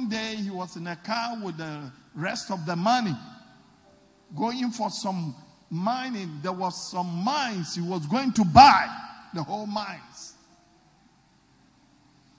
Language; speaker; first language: English; non-native, local second language; Akan